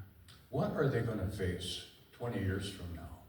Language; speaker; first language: English; native; English